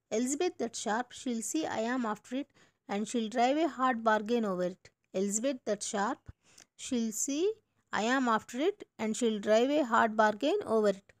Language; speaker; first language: English; non-native, local second language; Telugu